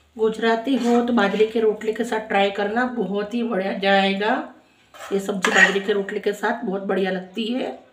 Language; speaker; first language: Hindi; non-native, local second language; Gujarati